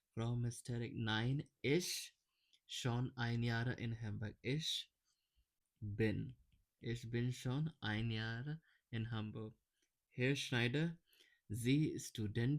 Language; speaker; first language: German; non-native, learner; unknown